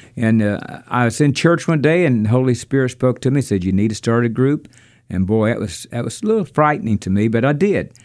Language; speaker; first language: English; native; English